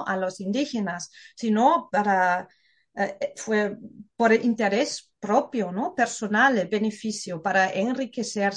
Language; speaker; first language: Spanish; non-native, fluent; German